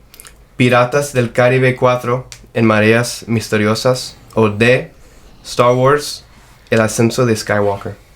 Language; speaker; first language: Spanish; non-native, fluent; English